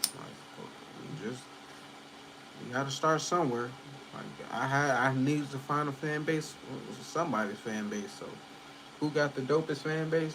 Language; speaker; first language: English; native; English